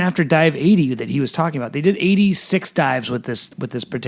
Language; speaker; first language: English; native; English